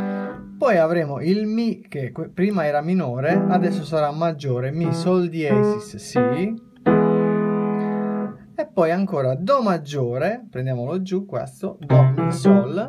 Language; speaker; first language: Italian; native; Italian